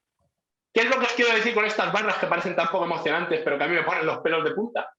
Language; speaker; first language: Spanish; native; Spanish